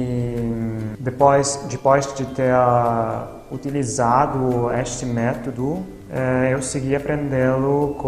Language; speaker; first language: Portuguese; non-native, fluent; Italian